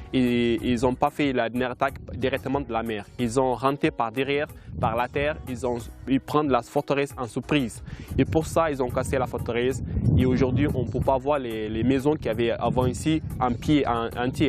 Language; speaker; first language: French; non-native, fluent; Kabuverdianu